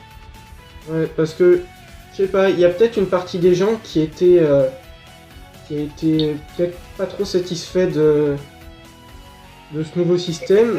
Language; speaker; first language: French; native; French